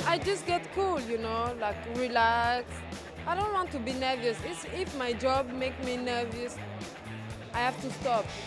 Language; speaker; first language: English; non-native, learner; French